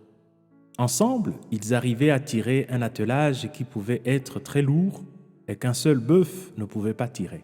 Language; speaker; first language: French; non-native, local second language; Kinyarwanda